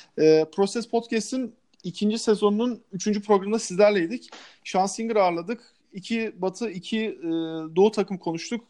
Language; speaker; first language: Turkish; native; Turkish